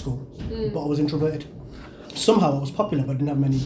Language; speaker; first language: English; native; English